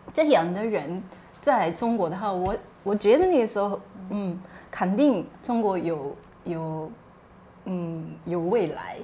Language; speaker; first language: Chinese; non-native, fluent; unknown